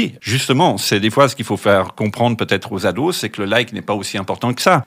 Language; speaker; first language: French; native; French